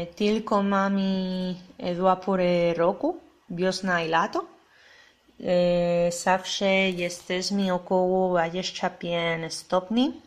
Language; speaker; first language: Polish; non-native, learner; Spanish